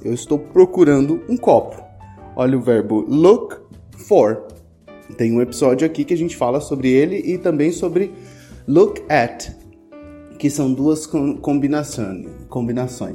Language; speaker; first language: Portuguese; native; Portuguese